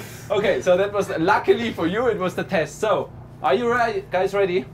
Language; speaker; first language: English; non-native, fluent; German